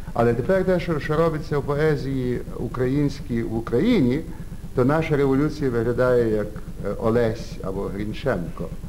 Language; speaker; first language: Ukrainian; early bilingual, heritage; Ukrainian